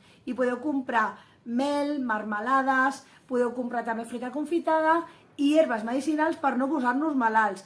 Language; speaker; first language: Catalan; native; Catalan